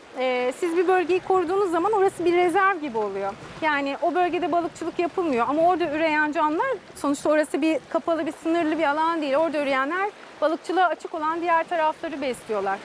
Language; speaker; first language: Turkish; native; Turkish